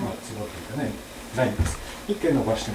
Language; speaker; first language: Japanese; native; Japanese